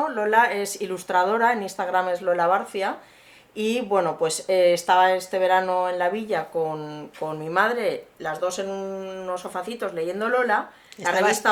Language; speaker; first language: Spanish; native; Spanish